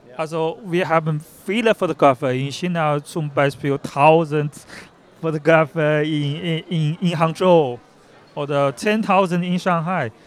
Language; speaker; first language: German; non-native, learner; Chinese